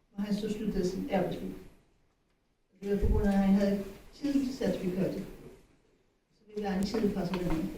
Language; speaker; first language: Danish; native; Danish